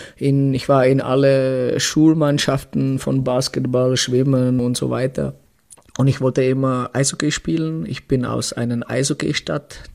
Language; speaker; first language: German; non-native, fluent; Czech